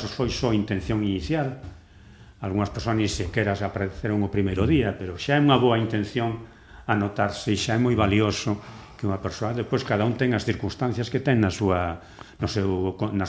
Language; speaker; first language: Galician; native; Galician